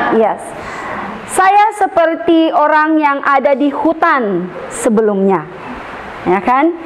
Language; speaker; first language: Indonesian; non-native, fluent; Filipino